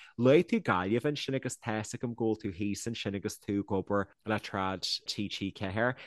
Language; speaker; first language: Irish; native; Irish